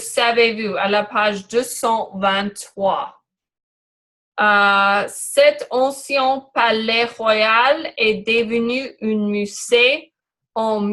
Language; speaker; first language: French; non-native, learner; English